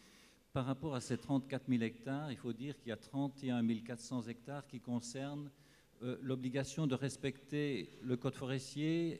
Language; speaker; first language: French; native; French